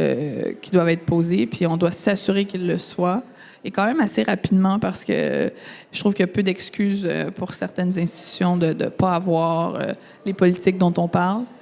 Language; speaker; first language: French; native; French